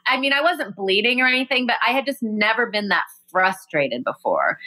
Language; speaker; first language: English; native; English